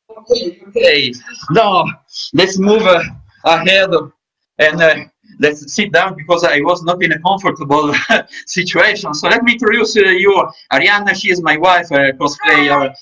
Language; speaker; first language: English; non-native, fluent; Italian